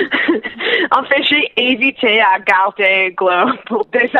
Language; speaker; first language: French; non-native, local second language; English